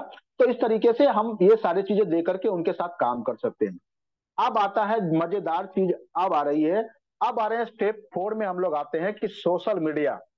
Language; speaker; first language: Hindi; native; Hindi